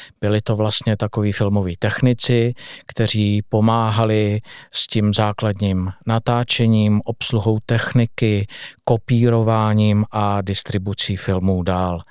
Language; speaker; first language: Czech; native; Czech